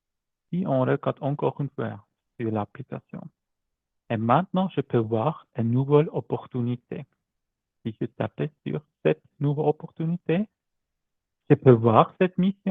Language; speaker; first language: French; non-native, learner; German